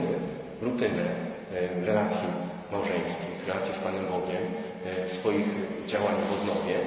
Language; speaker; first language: Polish; native; Polish